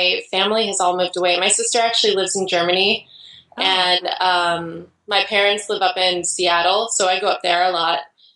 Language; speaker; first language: English; native; English